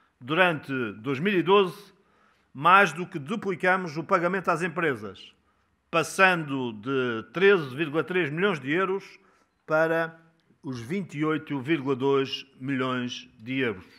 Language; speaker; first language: Portuguese; native; Portuguese